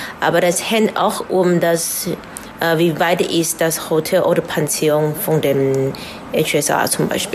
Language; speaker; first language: German; non-native, learner; Chinese